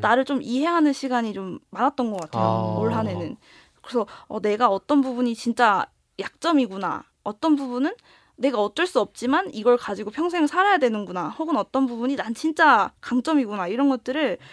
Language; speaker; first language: Korean; native; Korean